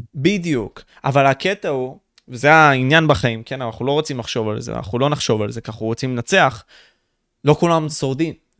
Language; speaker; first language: Hebrew; native; Hebrew